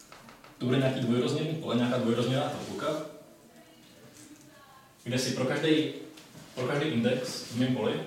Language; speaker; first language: Czech; native; Czech